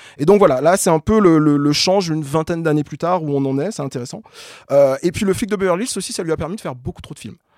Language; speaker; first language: French; native; French